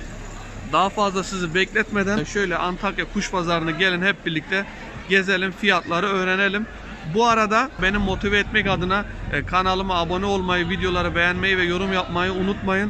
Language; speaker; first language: Turkish; native; Turkish